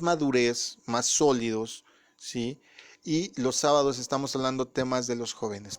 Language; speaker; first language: Spanish; native; Spanish